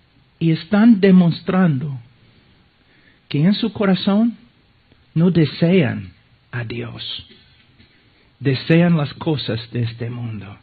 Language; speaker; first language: Spanish; non-native, fluent; English